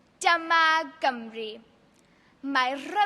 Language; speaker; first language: Welsh; non-native, local second language; English